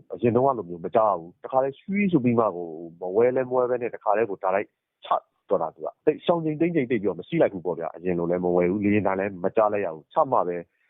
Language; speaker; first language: Burmese; native; Burmese